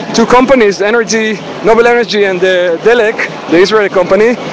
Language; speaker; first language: English; non-native, fluent; Hebrew